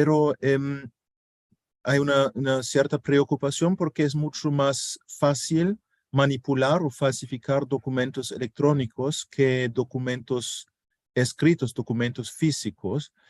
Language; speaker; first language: Spanish; non-native, fluent; German